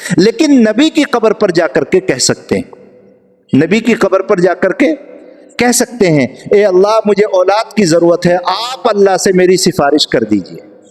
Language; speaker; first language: Urdu; native; Urdu